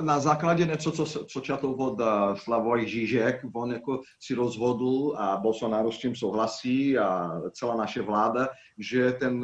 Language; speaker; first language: Czech; non-native, fluent; Portuguese